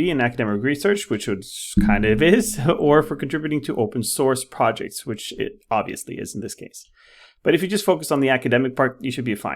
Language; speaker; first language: English; non-native, fluent; Norwegian